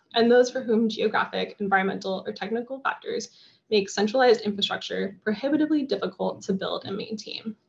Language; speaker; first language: English; native; English